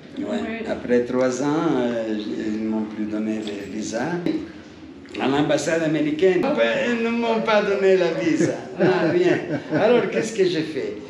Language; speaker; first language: French; non-native, fluent; Italian